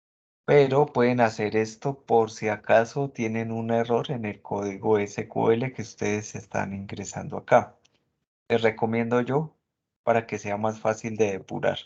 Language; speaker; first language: Spanish; native; Spanish